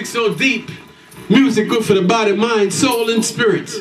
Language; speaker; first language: English; native; English